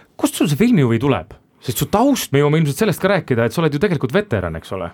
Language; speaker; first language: Estonian; native; Estonian